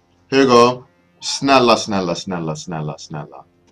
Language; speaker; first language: Swedish; native; Swedish